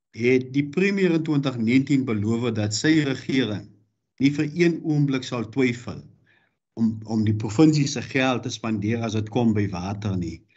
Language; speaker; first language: Afrikaans; native; Afrikaans